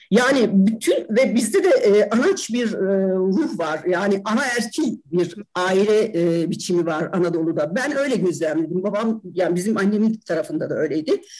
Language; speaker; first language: Turkish; native; Turkish